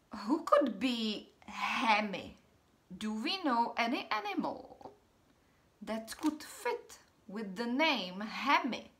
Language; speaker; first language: English; non-native, fluent; Czech